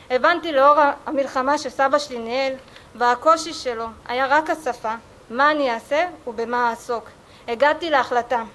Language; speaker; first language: Hebrew; early bilingual, other home language; Amharic